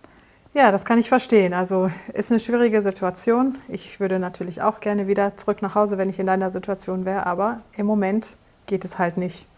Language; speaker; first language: German; native; German